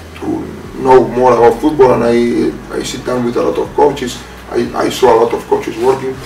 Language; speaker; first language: English; non-native, fluent; Spanish